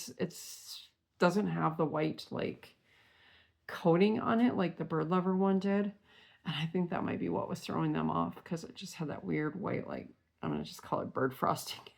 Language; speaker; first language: English; native; English